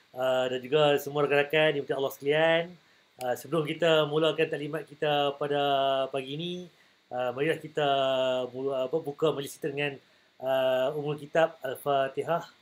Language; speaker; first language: Malay; native; Malay